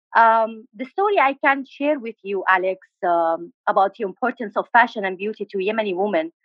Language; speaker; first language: English; non-native, fluent; Arabic